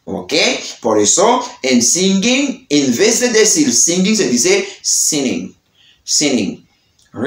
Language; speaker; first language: Spanish; non-native, learner; Haitian Creole